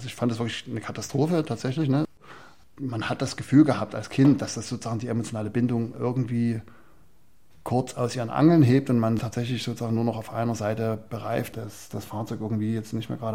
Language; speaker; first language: German; native; German